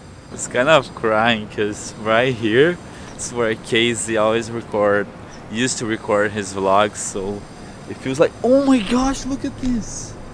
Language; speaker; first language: English; non-native, learner; Portuguese